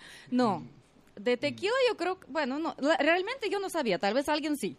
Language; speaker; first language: Spanish; non-native, fluent; Russian